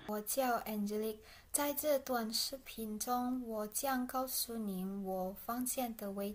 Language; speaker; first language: Chinese; non-native, learner; Indonesian